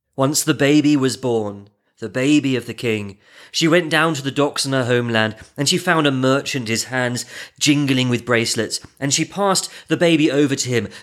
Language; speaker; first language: English; native; English